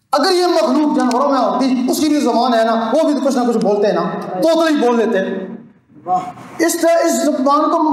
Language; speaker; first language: Urdu; non-native, local second language; Punjabi